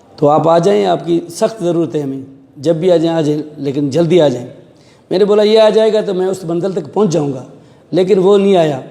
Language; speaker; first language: Urdu; non-native, local second language; Sindhi